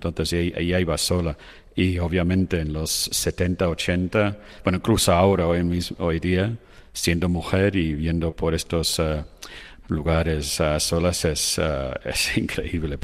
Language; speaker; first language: Spanish; non-native, fluent; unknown